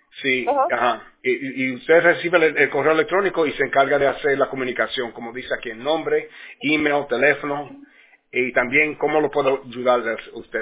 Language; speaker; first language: Spanish; early bilingual, heritage; Spanish